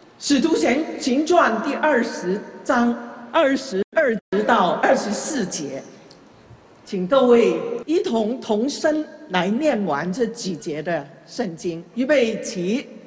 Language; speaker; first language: Chinese; non-native, local second language; Cantonese